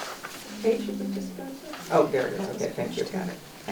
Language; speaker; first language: English; native; English